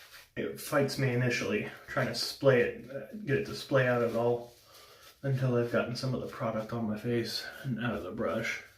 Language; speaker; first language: English; native; English